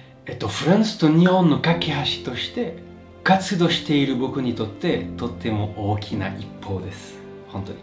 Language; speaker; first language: Japanese; non-native, fluent; French